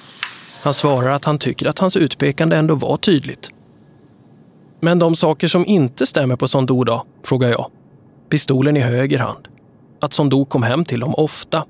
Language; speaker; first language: Swedish; native; Swedish